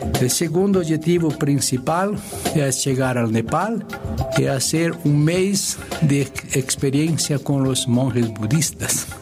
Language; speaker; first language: Spanish; non-native, fluent; Portuguese